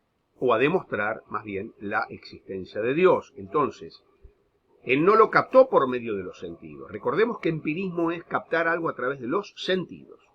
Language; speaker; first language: Spanish; native; Spanish